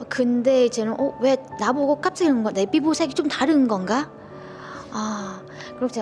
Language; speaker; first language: Korean; non-native, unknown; Vietnamese